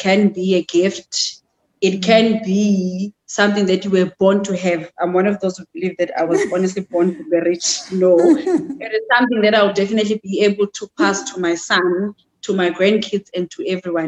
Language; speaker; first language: English; non-native, local second language; Zulu